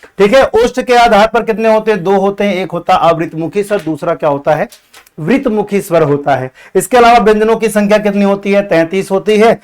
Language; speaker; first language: Hindi; native; Hindi